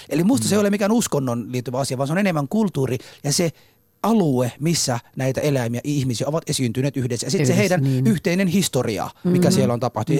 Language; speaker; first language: Finnish; early bilingual, other home language; Somali